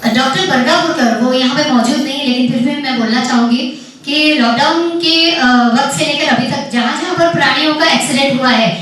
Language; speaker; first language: Hindi; non-native, local second language; Marathi